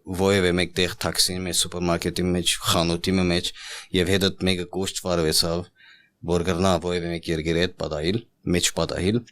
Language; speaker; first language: Armenian; native; Armenian